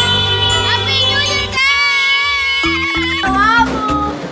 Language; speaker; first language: English; non-native, local second language; Filipino